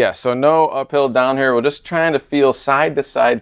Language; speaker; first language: English; native; English